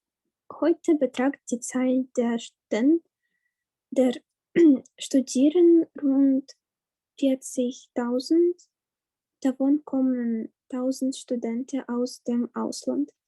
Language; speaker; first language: German; non-native, learner; Ukrainian